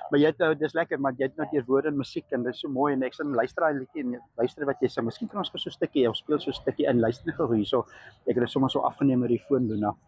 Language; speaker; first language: Afrikaans; native; Afrikaans